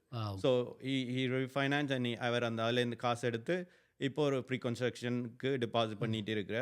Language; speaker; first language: Tamil; early bilingual, other home language; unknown